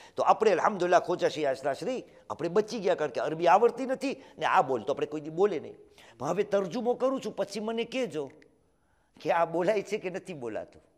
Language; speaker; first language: Gujarati; early bilingual, heritage; Gujarati